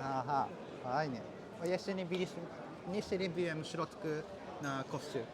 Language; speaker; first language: Polish; non-native, learner; Japanese